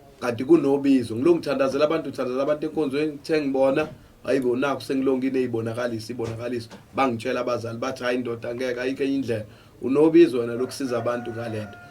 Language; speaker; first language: Zulu; native; Zulu